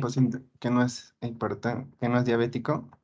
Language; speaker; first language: Spanish; native; Spanish